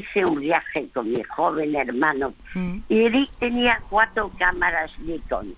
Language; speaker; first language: Spanish; early bilingual, other home language; French